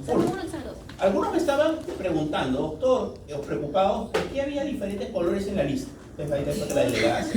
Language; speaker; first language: Spanish; native; Spanish